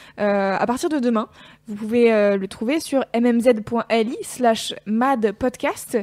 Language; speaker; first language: French; native; French